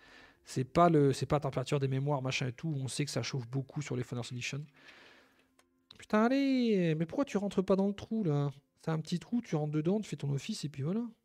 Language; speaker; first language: French; native; French